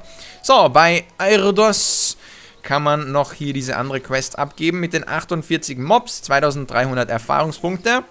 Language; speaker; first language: German; native; German